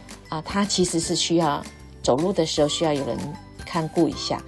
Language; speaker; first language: Chinese; native; Chinese